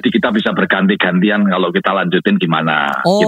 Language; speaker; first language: Indonesian; native; Indonesian